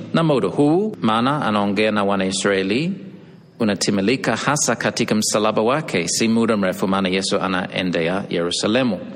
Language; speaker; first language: Swahili; non-native, fluent; English